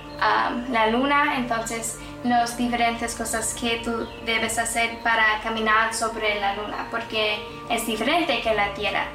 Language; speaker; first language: Spanish; non-native, learner; English